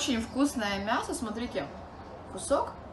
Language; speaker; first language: Russian; native; Russian